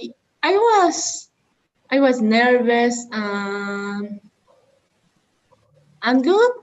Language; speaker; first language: English; non-native, learner; Spanish